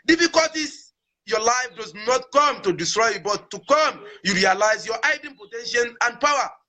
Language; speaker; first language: English; non-native, local second language; Yoruba